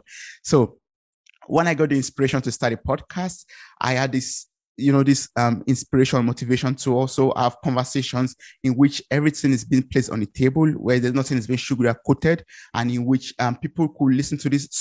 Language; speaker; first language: English; non-native, local second language; Yoruba